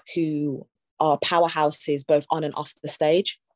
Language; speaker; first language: English; native; English